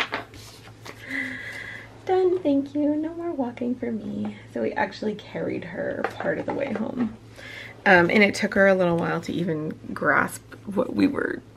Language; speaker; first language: English; native; English